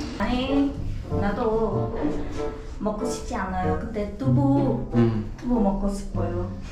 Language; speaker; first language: Korean; non-native, learner; Vietnamese